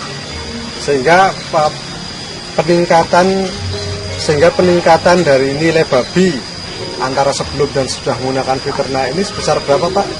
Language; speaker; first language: Indonesian; native; Indonesian